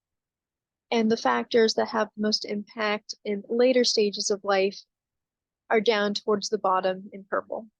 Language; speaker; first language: English; native; English